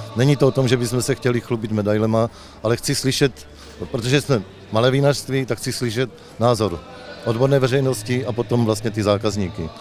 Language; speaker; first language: Czech; native; Czech